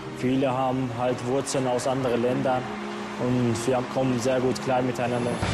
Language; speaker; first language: German; early bilingual, other home language; Turkish